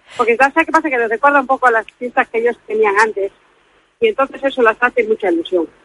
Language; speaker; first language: Spanish; native; Spanish